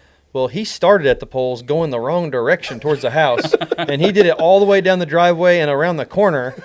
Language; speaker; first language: English; native; English